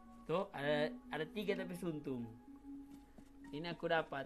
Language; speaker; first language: Indonesian; non-native, fluent; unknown